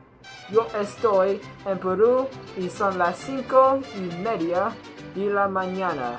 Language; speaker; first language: Spanish; non-native, learner; English